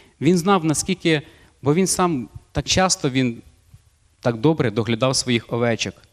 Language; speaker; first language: Ukrainian; non-native, local second language; Russian